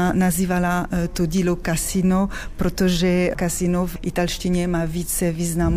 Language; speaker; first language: Czech; non-native, fluent; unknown